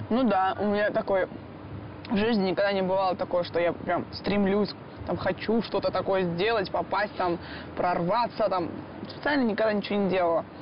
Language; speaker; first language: Russian; non-native, fluent; Georgian